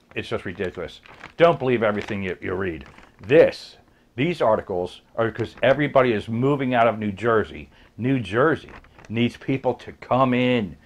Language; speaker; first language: English; native; English